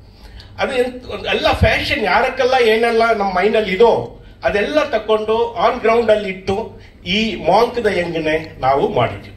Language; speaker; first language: Kannada; non-native, learner; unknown